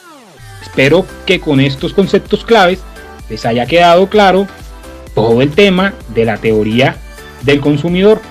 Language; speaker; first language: Spanish; native; Spanish